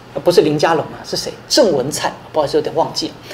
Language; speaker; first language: Chinese; native; Chinese